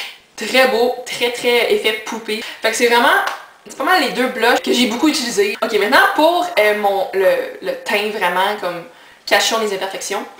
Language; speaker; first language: French; native; French